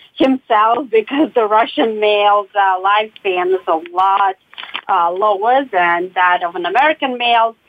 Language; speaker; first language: English; non-native, fluent; Russian